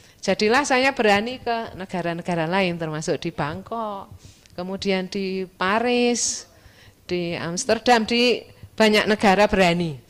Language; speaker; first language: Indonesian; non-native, local second language; Javanese